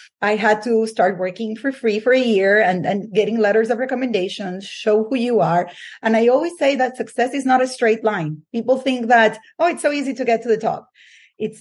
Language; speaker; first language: English; non-native, fluent; Spanish